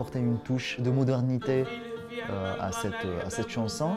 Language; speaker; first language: French; non-native, local second language; Arabic